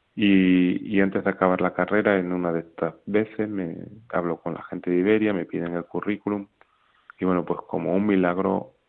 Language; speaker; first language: Spanish; native; Spanish